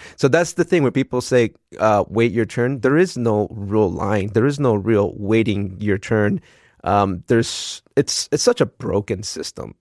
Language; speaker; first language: English; early bilingual, other home language; Spanish